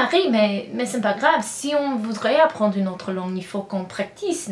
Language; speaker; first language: French; non-native, learner; English